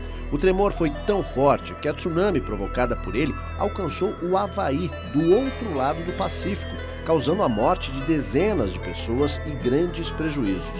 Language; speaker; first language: Portuguese; native; Portuguese